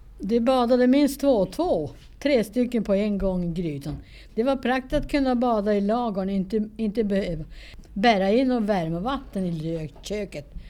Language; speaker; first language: Swedish; native; Swedish